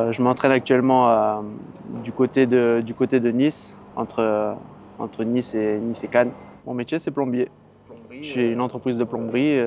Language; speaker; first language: French; native; French